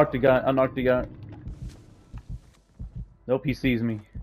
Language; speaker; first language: English; native; English